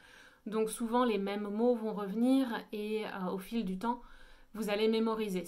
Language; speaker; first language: French; native; French